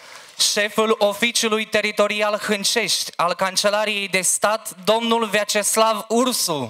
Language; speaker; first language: Romanian; native; Romanian